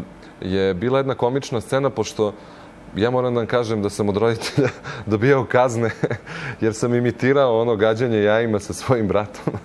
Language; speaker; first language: Croatian; native; Croatian